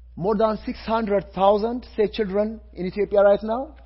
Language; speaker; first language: English; non-native, fluent; Amharic